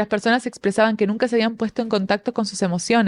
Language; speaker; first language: Spanish; native; Spanish